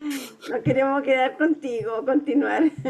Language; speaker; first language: Spanish; native; Spanish